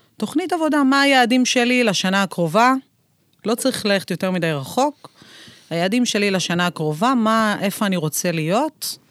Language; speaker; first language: Hebrew; native; Hebrew